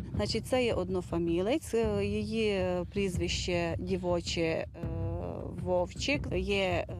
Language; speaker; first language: Ukrainian; native; Ukrainian